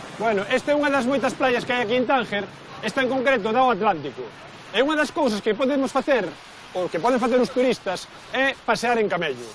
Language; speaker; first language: Galician; native; Galician